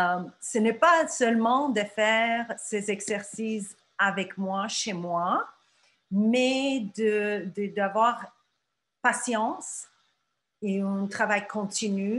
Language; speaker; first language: French; non-native, fluent; Turkish